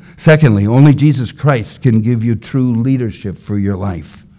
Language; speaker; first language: English; native; English